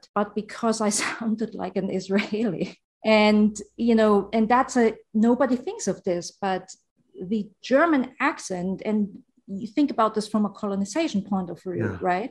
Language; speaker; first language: English; non-native, fluent; German